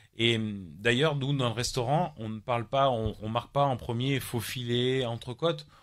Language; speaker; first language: French; native; French